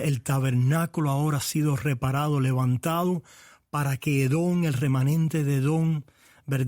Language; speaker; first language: Spanish; native; Spanish